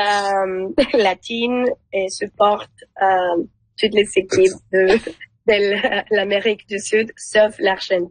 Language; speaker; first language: French; non-native, learner; Spanish